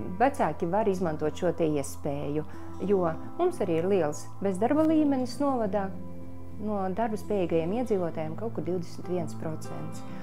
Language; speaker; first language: Latvian; native; Latvian